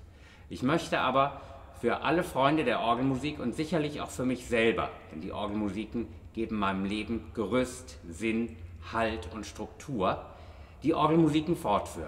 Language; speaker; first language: German; native; German